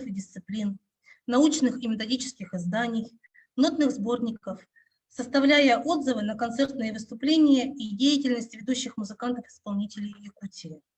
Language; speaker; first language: Russian; native; Russian